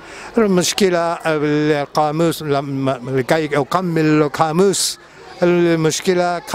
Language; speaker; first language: Arabic; non-native, learner; Japanese